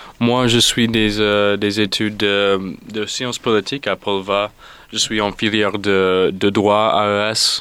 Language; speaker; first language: French; non-native, fluent; English